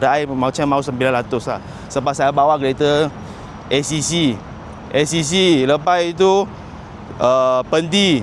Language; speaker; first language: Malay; non-native, local second language; Chinese